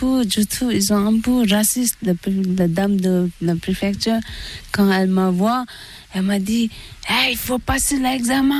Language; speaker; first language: French; non-native, learner; Tibetan